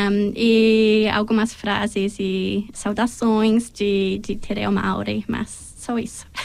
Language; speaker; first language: Portuguese; non-native, fluent; English